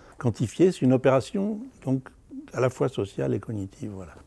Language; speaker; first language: French; native; French